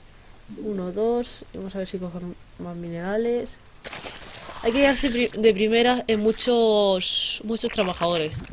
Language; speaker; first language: Spanish; native; Spanish